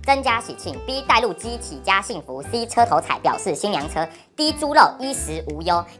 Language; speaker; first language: Chinese; native; Chinese